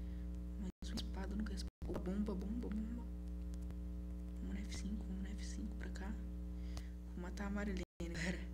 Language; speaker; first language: Portuguese; native; Portuguese